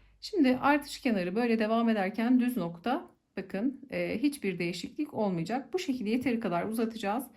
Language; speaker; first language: Turkish; native; Turkish